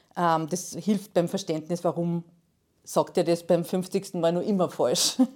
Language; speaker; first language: German; native; German